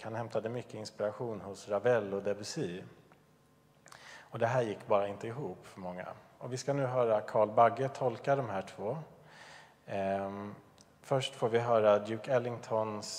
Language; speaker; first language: Swedish; native; Swedish